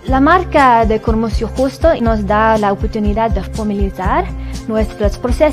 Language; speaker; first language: Spanish; native; Spanish